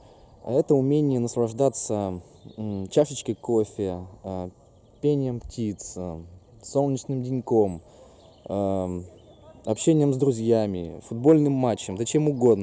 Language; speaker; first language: Russian; native; Russian